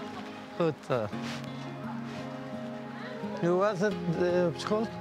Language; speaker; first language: Dutch; non-native, learner; Persian